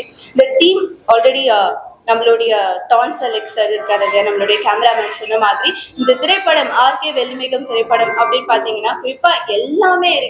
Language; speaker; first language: Tamil; native; Tamil